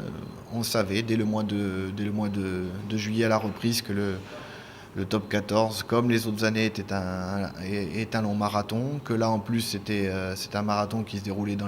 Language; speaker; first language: French; native; French